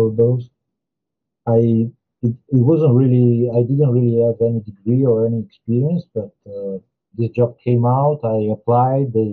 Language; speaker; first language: English; non-native, fluent; Italian